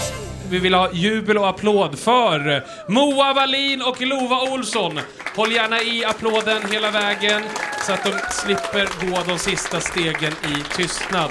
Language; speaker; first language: Swedish; native; Swedish